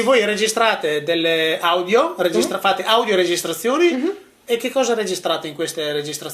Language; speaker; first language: Italian; native; Italian